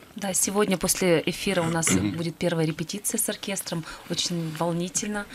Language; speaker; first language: Russian; native; Russian